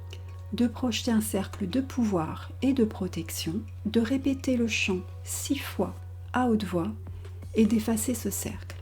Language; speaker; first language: French; native; French